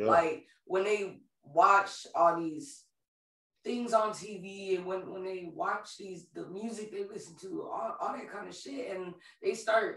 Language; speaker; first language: English; native; English